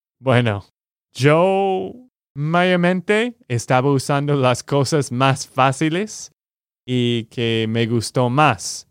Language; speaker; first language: Spanish; non-native, learner; English